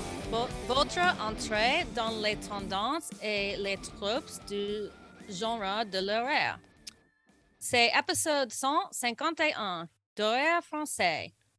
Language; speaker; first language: French; non-native, learner; English